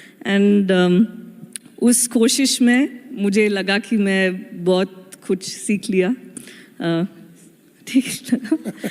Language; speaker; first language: Hindi; non-native, local second language; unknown